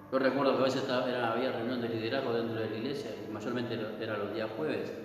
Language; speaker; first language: Spanish; native; Spanish